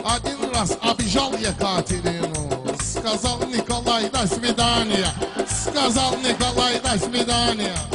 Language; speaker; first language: Russian; non-native, learner; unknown